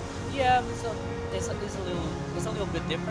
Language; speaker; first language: English; non-native, local second language; Spanish